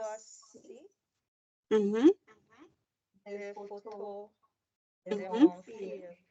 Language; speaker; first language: French; non-native, learner; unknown